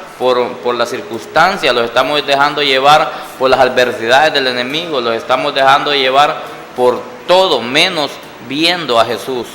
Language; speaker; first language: Spanish; native; Spanish